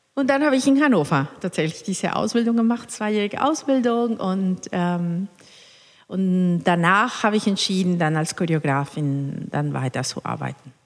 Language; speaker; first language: German; non-native, fluent; Spanish